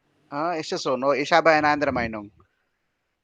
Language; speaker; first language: German; non-native, learner; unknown